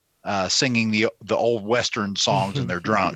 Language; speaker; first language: English; native; English